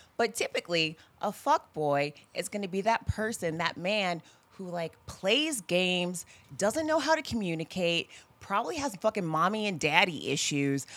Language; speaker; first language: English; native; English